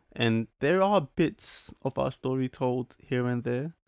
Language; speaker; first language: English; early bilingual, other home language; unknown